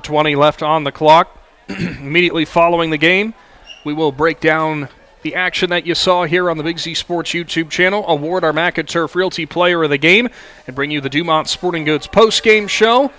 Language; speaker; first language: English; native; English